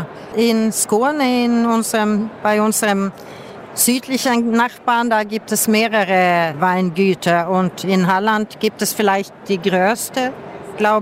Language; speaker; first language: German; non-native, fluent; Swedish